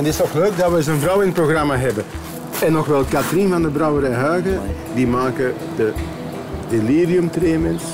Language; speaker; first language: Dutch; native; Dutch